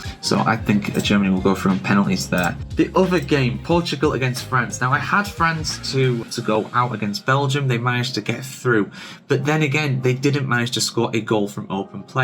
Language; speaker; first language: English; native; English